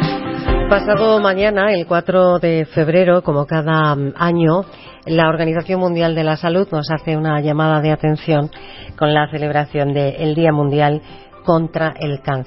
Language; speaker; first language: Spanish; native; Spanish